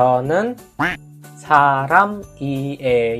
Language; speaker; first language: Korean; non-native, fluent; Indonesian